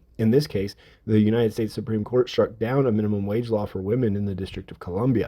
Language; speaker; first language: English; native; English